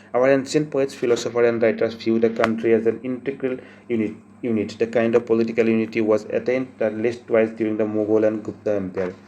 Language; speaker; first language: English; non-native, local second language; Assamese